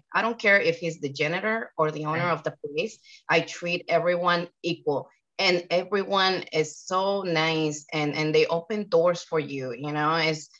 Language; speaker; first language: English; non-native, fluent; Spanish